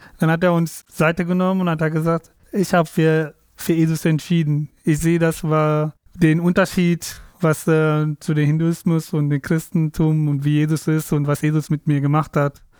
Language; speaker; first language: German; non-native, fluent; Tamil